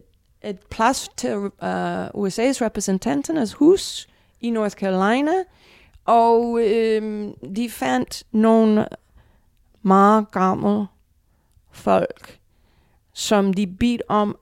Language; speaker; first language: Danish; non-native, fluent; English